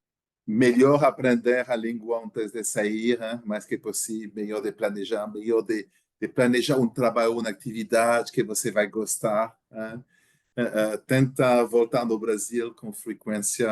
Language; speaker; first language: Portuguese; non-native, learner; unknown